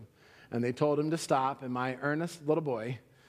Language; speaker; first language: English; native; English